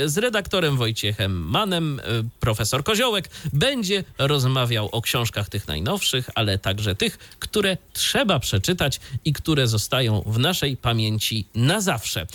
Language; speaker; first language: Polish; native; Polish